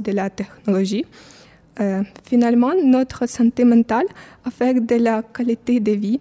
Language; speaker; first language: French; non-native, fluent; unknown